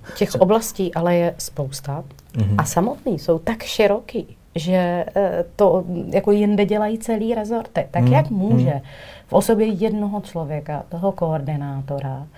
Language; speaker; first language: Czech; native; Czech